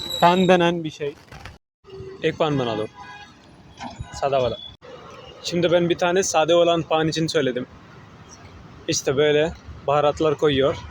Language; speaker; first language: Turkish; non-native, fluent; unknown